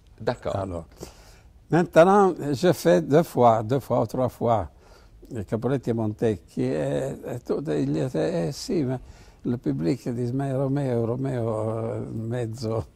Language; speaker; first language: French; non-native, fluent; Italian